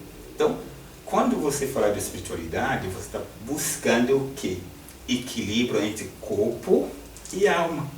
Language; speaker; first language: Portuguese; non-native, fluent; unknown